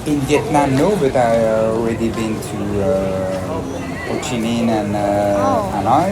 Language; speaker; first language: English; non-native, fluent; French